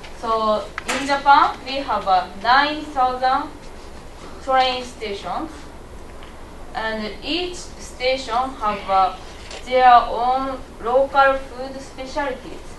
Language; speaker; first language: English; non-native, learner; Japanese